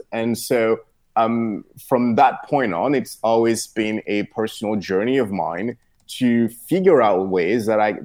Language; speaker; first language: English; non-native, local second language; French